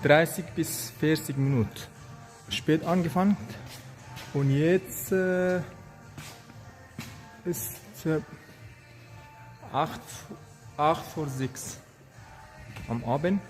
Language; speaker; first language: German; non-native, learner; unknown